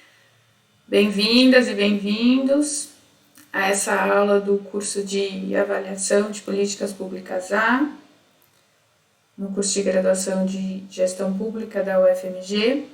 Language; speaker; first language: Portuguese; native; Portuguese